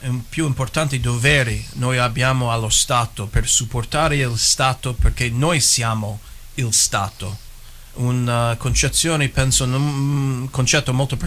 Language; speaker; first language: Italian; early bilingual, heritage; English